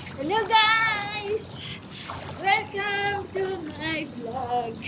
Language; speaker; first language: English; non-native, local second language; Filipino